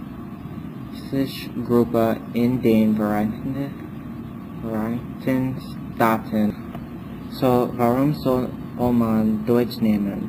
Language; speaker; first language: German; non-native, learner; English